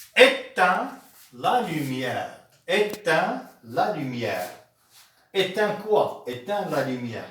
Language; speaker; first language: French; non-native, local second language; Arabic